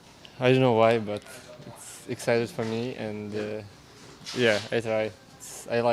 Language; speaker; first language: English; non-native, learner; Russian